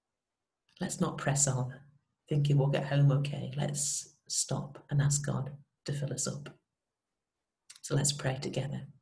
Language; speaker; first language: English; native; English